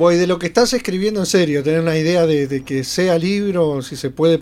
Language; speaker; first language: Spanish; native; Spanish